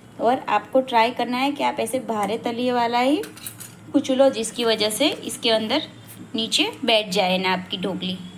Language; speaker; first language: Hindi; non-native, local second language; Gujarati